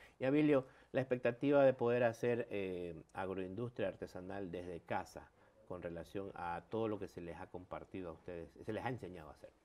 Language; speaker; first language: Spanish; native; Spanish